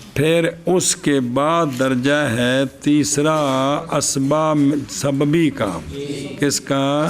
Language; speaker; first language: Urdu; non-native, local second language; Punjabi